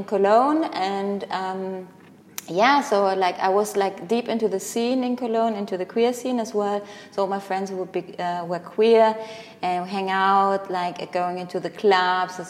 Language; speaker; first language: English; non-native, fluent; Greek